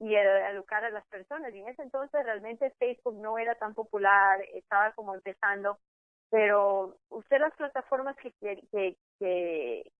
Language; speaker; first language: Spanish; native; Spanish